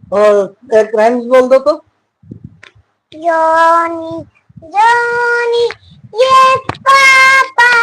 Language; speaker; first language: Hindi; non-native, local second language; Bangla